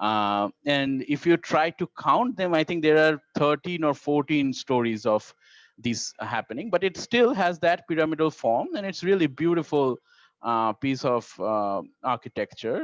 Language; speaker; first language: English; non-native, fluent; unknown